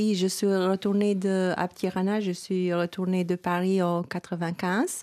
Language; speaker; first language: French; non-native, fluent; Albanian